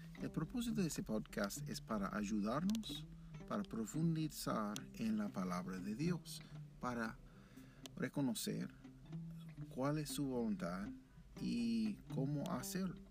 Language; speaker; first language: Spanish; non-native, fluent; English